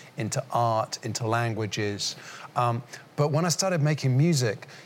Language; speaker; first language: English; native; English